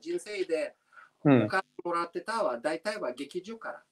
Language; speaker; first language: Japanese; non-native, learner; Russian